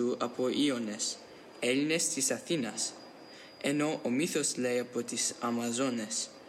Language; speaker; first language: Greek; early bilingual, heritage; Greek